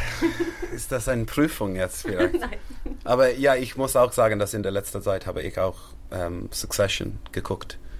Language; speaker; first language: German; non-native, learner; English